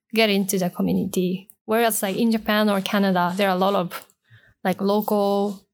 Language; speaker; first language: English; non-native, fluent; Japanese